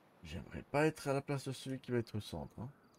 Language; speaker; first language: French; native; French